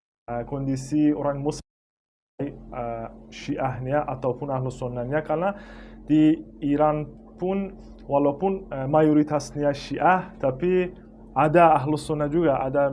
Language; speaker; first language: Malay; non-native, fluent; Persian